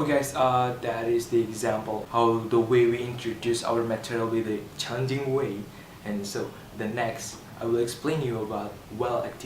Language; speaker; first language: English; non-native, learner; Indonesian